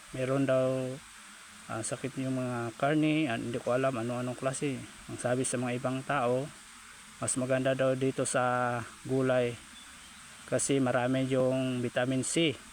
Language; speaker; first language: Filipino; non-native, local second language; Cebuano